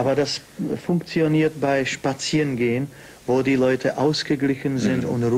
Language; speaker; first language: German; non-native, fluent; Czech